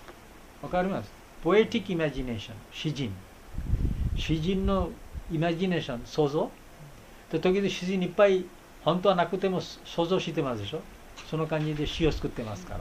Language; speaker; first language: Japanese; non-native, fluent; Bangla